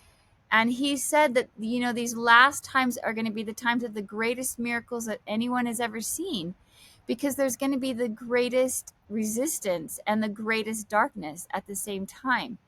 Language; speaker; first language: English; native; English